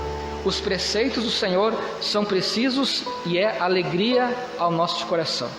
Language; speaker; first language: Portuguese; native; Portuguese